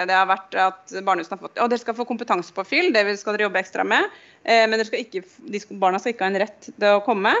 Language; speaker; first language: Norwegian; native; Norwegian